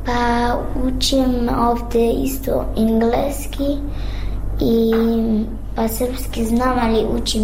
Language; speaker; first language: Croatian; non-native, learner; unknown